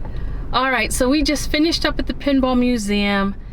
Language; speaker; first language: English; native; English